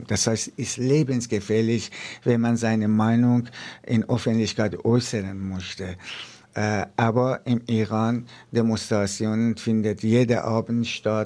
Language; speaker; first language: German; non-native, fluent; Persian